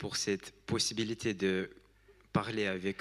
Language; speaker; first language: French; non-native, fluent; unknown